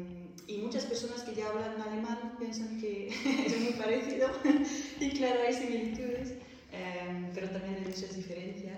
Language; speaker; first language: Spanish; non-native, fluent; Dutch